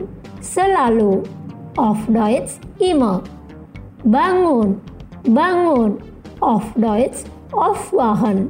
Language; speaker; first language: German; non-native, fluent; Indonesian